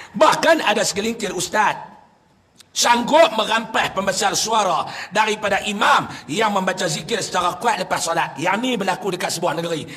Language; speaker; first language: Malay; native; Malay